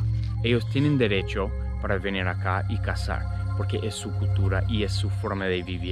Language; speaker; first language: Spanish; non-native, fluent; English